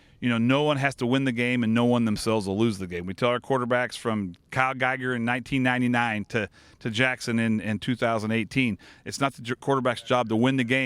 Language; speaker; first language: English; native; English